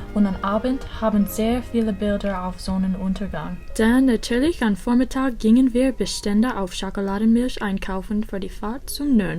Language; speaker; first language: German; non-native, learner; English